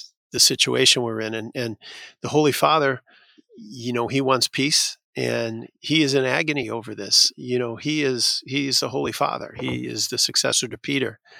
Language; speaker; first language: English; native; English